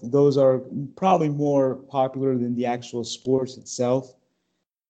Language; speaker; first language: English; native; English